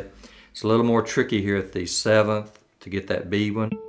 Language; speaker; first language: English; native; English